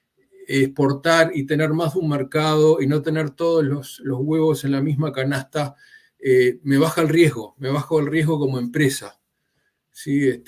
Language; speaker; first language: Spanish; non-native, fluent; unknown